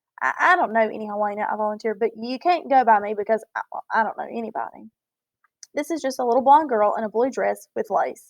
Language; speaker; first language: English; native; English